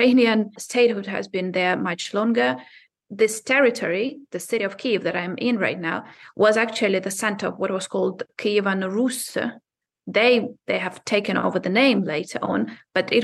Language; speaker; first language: English; non-native, fluent; Ukrainian